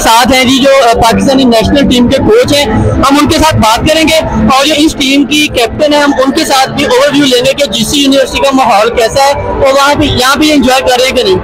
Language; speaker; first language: Urdu; non-native, local second language; Punjabi